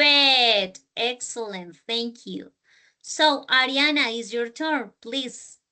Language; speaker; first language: English; non-native, learner; Spanish